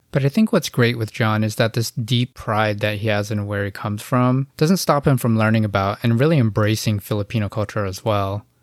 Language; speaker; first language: English; native; English